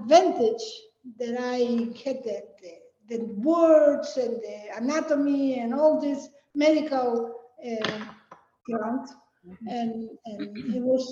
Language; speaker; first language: English; non-native, fluent; Spanish